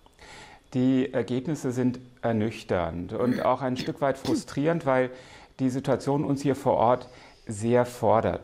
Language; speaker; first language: German; native; German